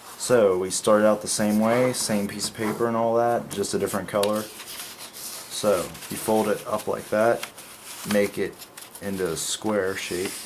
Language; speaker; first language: English; native; English